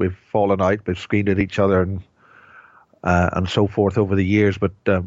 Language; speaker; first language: English; native; English